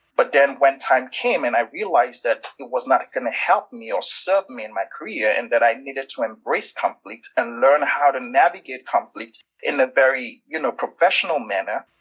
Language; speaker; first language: English; non-native, local second language; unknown